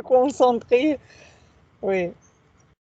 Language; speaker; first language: French; non-native, fluent; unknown